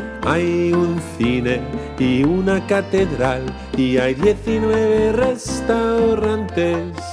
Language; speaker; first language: Spanish; non-native, fluent; English